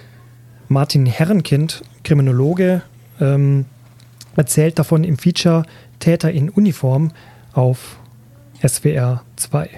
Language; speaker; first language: German; native; German